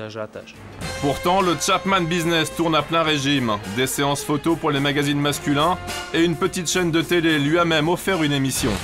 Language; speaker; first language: French; native; French